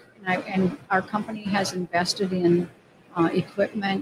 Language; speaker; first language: English; native; English